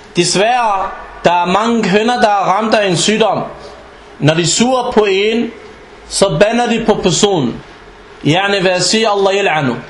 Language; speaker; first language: Danish; non-native, fluent; Arabic